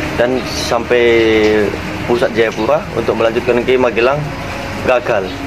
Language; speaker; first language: Indonesian; native; Indonesian